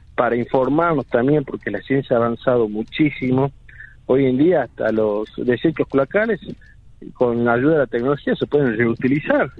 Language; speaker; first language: Spanish; native; Spanish